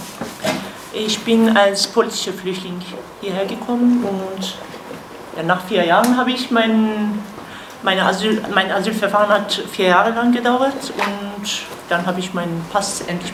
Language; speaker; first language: German; non-native, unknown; Kurdish